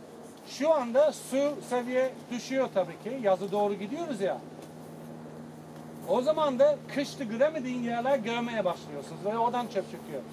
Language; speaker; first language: Turkish; non-native, fluent; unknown